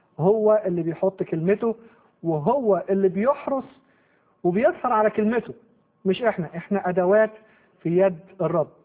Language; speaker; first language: Arabic; native; Arabic